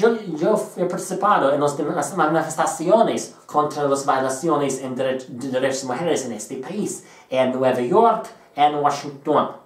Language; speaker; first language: Spanish; non-native, learner; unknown